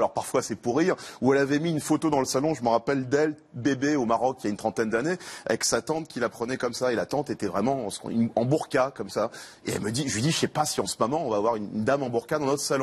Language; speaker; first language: French; native; French